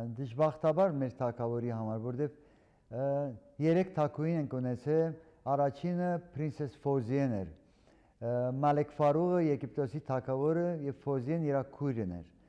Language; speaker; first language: Armenian; early bilingual, heritage; Armenian